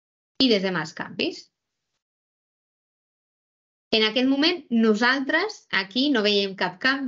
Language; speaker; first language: Catalan; native; Catalan